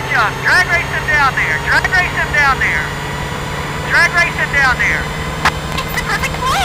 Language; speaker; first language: English; native; English